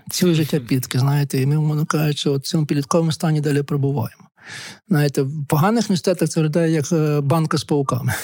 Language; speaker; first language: Ukrainian; native; Ukrainian